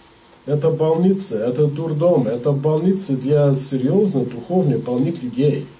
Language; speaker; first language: Russian; non-native, learner; English